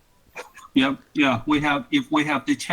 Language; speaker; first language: English; non-native, learner; Chinese